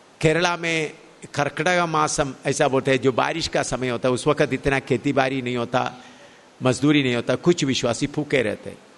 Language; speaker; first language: Hindi; non-native, local second language; Malayalam